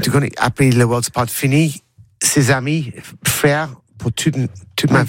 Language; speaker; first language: French; non-native, learner; English